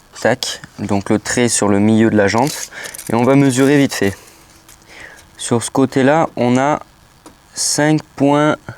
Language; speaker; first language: French; native; French